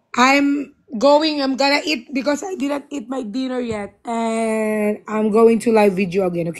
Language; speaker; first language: English; non-native, learner; Filipino